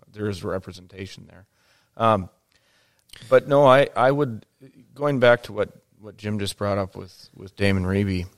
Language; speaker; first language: English; native; English